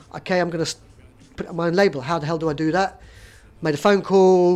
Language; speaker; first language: English; native; English